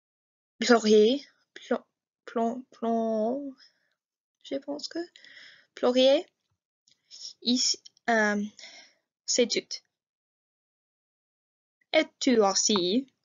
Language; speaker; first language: French; non-native, learner; English